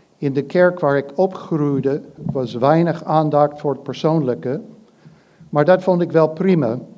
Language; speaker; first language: Dutch; non-native, fluent; English